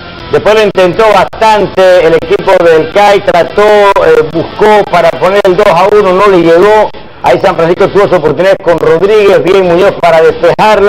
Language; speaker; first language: Spanish; native; Spanish